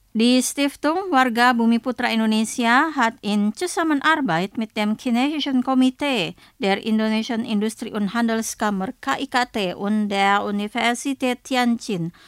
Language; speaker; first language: German; non-native, fluent; Indonesian